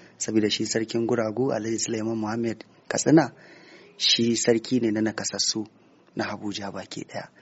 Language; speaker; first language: Hausa; native; Hausa